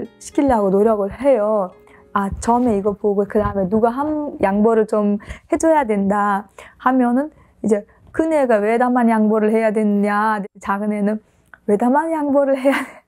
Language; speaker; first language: Korean; non-native, fluent; Uzbek